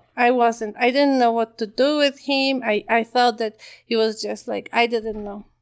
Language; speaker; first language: English; non-native, fluent; Polish